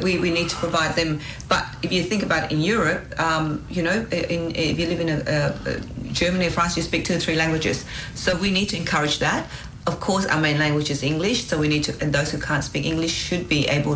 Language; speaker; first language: English; non-native, local second language; Vietnamese